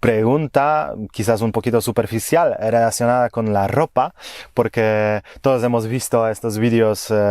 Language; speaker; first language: Spanish; non-native, fluent; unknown